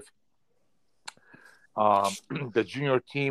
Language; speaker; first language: English; non-native, fluent; Polish